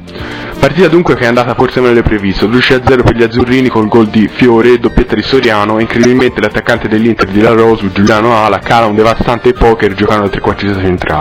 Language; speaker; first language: Italian; native; Italian